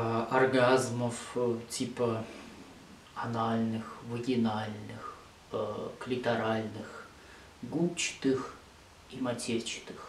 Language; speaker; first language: Russian; native; Russian